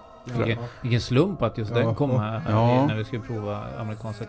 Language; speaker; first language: Swedish; native; Swedish